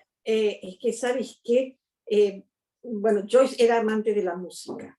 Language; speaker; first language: Spanish; native; Spanish